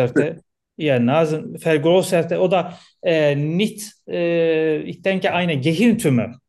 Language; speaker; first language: German; non-native, learner; Turkish